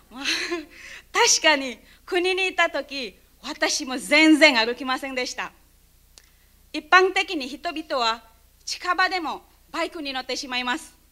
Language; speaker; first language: Japanese; non-native, learner; Indonesian